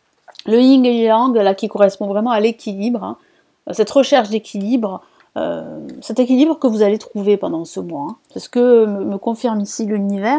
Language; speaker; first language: French; native; French